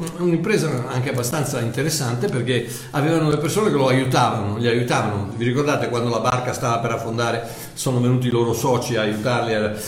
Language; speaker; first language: Italian; native; Italian